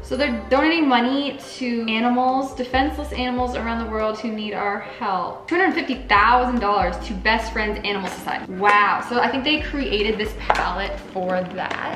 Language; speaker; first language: English; native; English